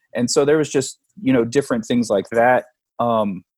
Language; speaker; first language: English; native; English